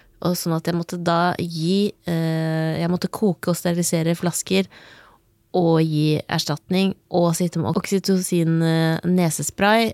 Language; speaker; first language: Norwegian; native; Norwegian